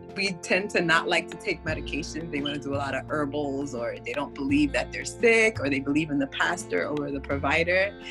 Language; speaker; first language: English; non-native, fluent; Haitian Creole